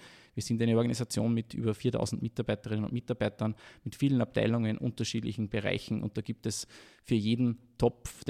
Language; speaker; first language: German; native; German